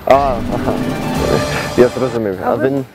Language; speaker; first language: Ukrainian; early bilingual, heritage; Ukrainian